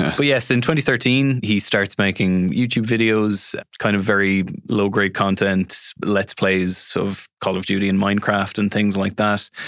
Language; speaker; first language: English; native; English